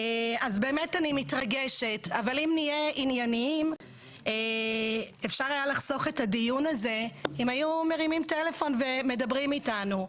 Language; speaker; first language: Hebrew; native; Hebrew